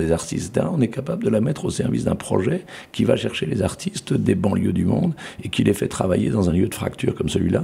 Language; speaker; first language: French; native; French